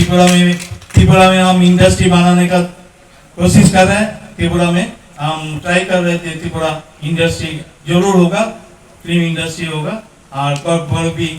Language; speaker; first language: Hindi; non-native, local second language; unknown